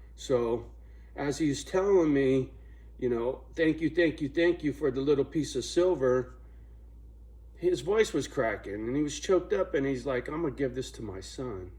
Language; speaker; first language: English; native; English